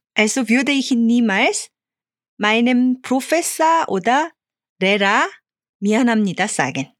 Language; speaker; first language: German; non-native, fluent; Korean